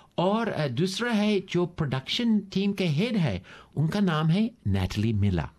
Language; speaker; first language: Hindi; non-native, fluent; English